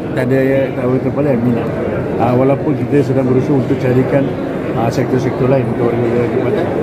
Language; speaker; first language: Malay; non-native, local second language; Tamil